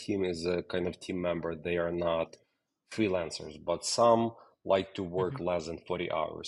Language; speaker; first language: English; non-native, fluent; Ukrainian